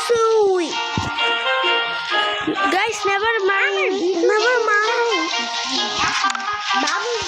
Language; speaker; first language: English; non-native, learner; Bangla